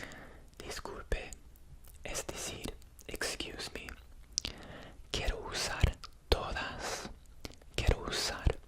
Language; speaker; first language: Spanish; non-native, learner; English